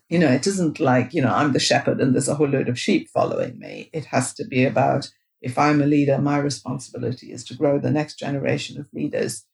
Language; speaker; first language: English; non-native, local second language; Bangla